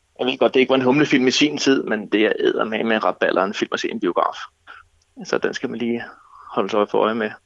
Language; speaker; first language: Danish; native; Danish